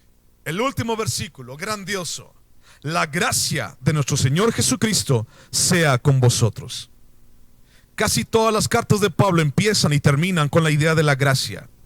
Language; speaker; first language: Spanish; native; Spanish